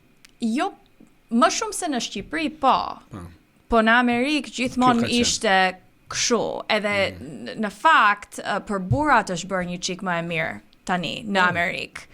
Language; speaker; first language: Albanian; early bilingual, heritage; Albanian